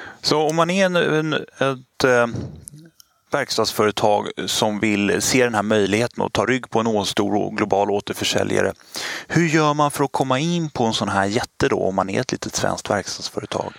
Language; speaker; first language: Swedish; native; Swedish